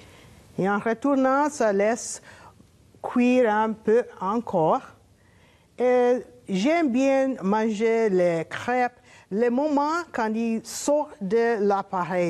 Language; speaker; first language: French; non-native, learner; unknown